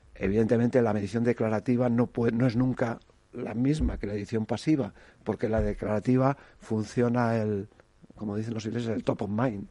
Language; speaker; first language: Spanish; native; Spanish